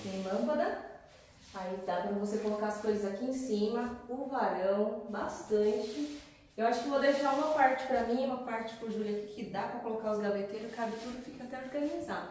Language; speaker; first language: Portuguese; native; Portuguese